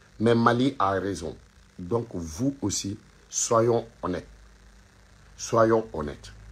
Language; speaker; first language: French; non-native, local second language; Bambara